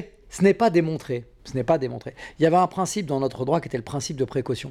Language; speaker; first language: French; native; French